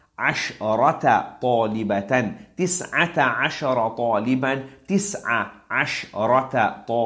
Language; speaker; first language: Arabic; non-native, fluent; English